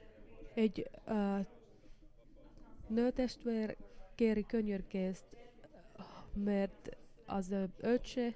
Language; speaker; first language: Hungarian; non-native, fluent; Finnish